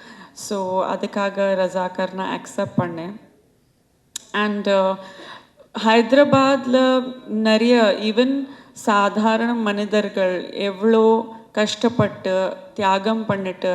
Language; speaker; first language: Tamil; non-native, fluent; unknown